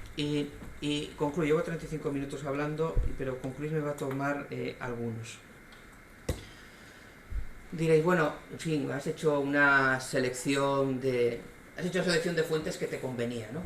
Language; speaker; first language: Spanish; native; Spanish